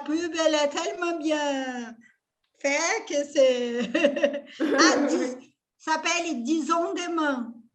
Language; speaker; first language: French; non-native, fluent; Portuguese